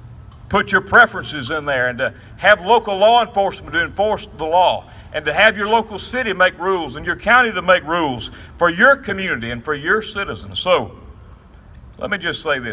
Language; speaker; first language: English; native; English